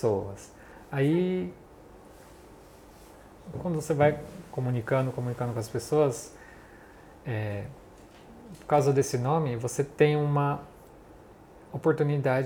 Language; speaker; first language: Portuguese; early bilingual, heritage; Portuguese